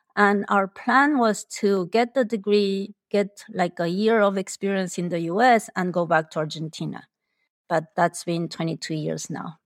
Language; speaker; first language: English; non-native, fluent; Spanish